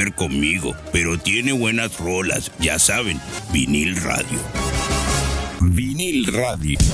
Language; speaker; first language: Spanish; native; Spanish